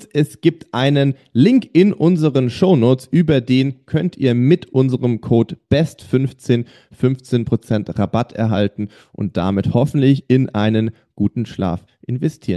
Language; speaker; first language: German; native; German